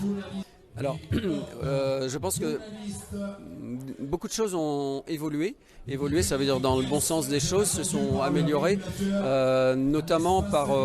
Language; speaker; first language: French; native; French